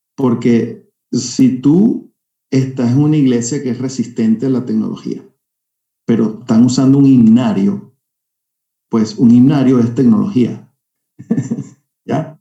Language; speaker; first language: Spanish; native; Spanish